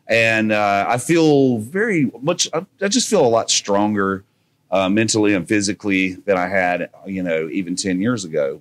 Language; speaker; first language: English; native; English